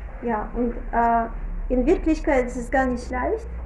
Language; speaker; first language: German; non-native, fluent; Russian